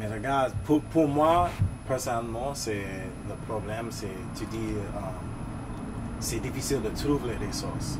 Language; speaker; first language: French; non-native, local second language; English